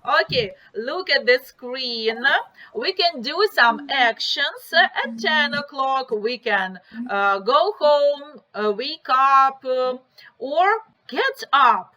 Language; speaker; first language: English; non-native, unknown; Ukrainian